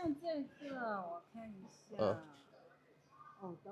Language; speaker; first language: Chinese; native; Chinese